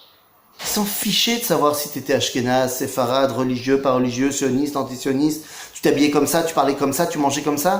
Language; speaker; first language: French; native; French